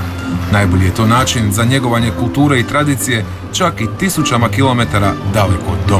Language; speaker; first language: Serbian; native; Serbian